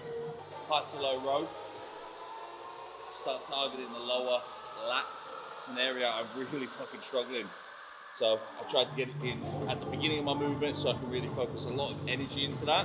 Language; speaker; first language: English; native; English